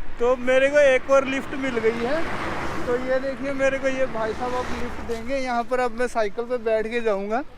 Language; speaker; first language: Hindi; native; Hindi